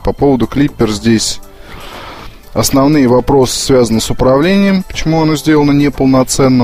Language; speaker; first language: Russian; native; Russian